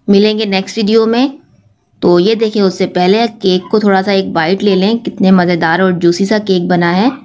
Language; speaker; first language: Urdu; native; Urdu